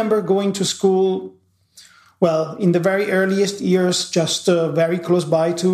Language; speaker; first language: English; non-native, fluent; Italian